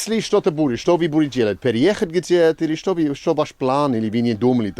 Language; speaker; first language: Russian; non-native, learner; English